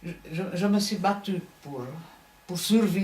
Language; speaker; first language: French; non-native, fluent; Hungarian